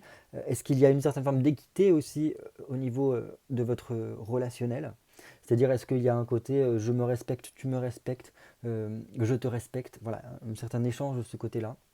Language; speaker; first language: French; native; French